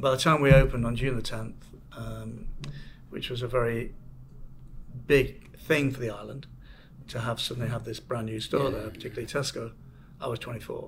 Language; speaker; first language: English; native; English